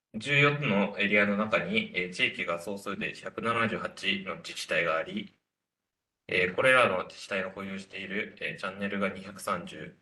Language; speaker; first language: Japanese; native; Japanese